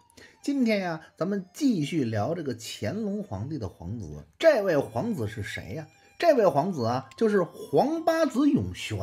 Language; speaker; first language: Chinese; native; Chinese